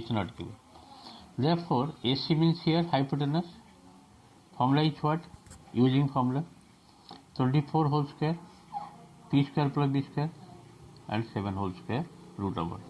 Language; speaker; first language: English; non-native, local second language; Bangla